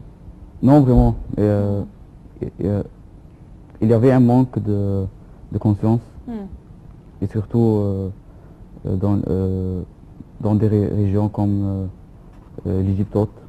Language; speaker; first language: French; non-native, fluent; Arabic